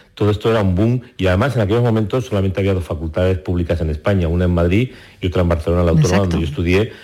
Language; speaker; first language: Spanish; native; Spanish